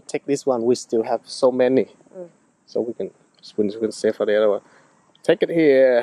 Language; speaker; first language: English; non-native, fluent; Vietnamese